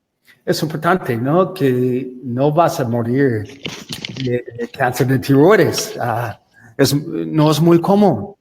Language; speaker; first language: Spanish; non-native, learner; English